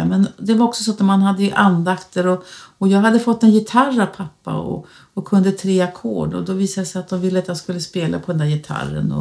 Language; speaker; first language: Swedish; native; Swedish